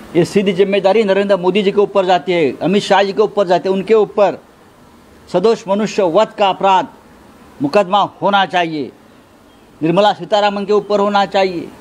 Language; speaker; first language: Hindi; non-native, local second language; Marathi